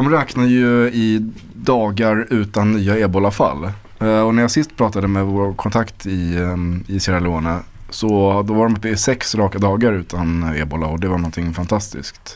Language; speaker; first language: Swedish; native; Swedish